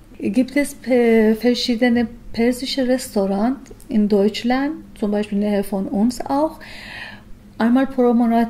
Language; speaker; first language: German; non-native, learner; Persian